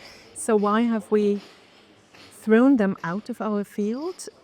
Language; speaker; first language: English; non-native, fluent; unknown